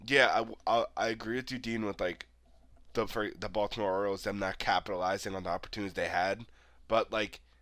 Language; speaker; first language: English; native; English